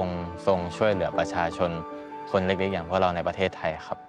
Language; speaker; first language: Thai; native; Thai